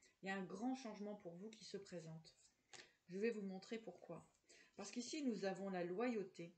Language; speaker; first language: French; native; French